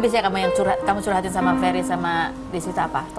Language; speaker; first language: Indonesian; native; Indonesian